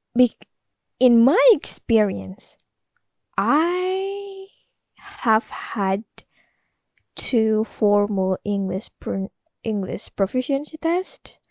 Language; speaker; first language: English; non-native, learner; Indonesian